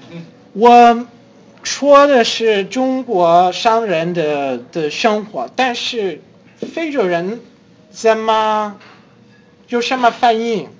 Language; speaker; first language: Chinese; non-native, fluent; English